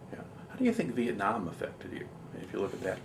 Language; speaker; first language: English; native; English